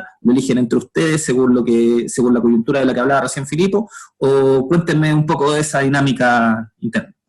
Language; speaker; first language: Spanish; native; Spanish